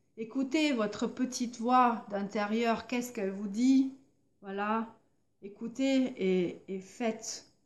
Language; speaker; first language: French; non-native, fluent; German